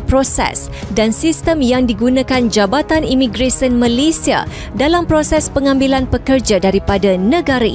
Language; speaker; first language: Malay; native; Malay